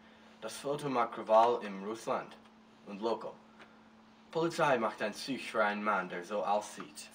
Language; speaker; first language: German; non-native, learner; English